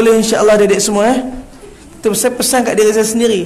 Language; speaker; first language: Malay; native; Malay